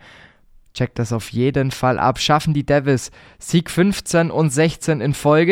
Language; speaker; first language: German; native; German